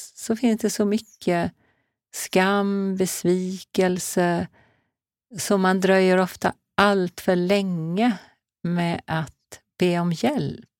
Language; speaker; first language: Swedish; native; Swedish